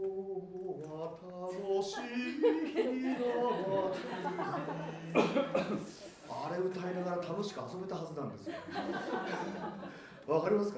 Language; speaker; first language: Japanese; native; Japanese